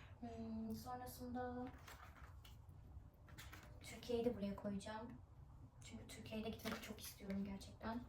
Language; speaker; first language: Turkish; early bilingual, other home language; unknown